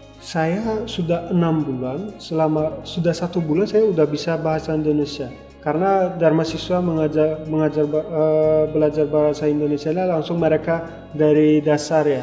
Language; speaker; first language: Indonesian; non-native, fluent; Turkmen